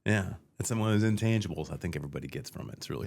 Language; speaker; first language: English; native; English